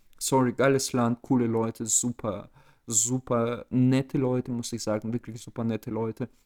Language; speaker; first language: German; early bilingual, other home language; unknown